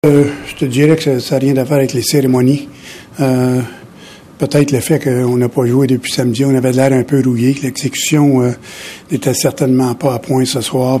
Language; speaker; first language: French; native; French